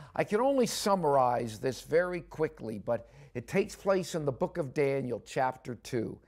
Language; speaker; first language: English; native; English